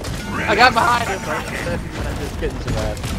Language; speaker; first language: English; native; English